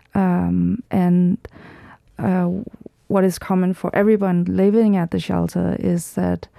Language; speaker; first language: English; early bilingual, heritage; Danish